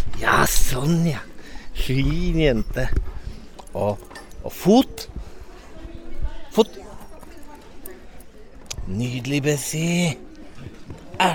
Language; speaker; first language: Norwegian; native; Norwegian